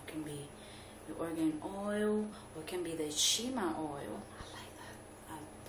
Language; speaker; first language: English; non-native, fluent; Spanish